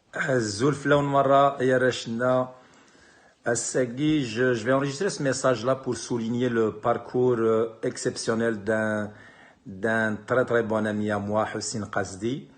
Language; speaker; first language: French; non-native, local second language; Kabyle